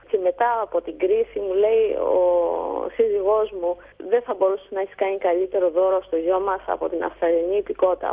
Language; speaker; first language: Greek; early bilingual, heritage; Greek